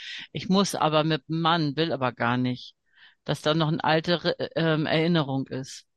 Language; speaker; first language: German; native; German